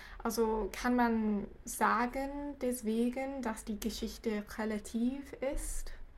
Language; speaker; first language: German; non-native, fluent; English